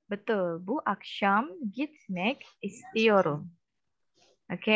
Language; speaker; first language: Turkish; non-native, fluent; Indonesian